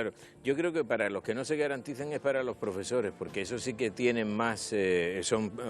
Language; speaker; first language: Spanish; native; Spanish